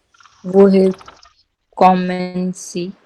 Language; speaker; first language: German; non-native, learner; Hindi